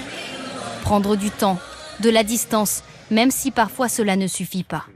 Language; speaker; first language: French; native; French